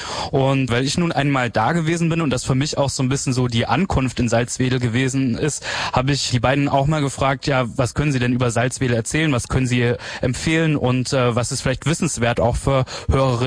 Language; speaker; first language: German; native; German